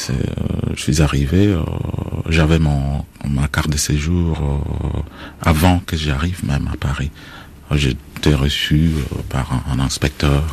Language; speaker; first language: French; non-native, fluent; Acoli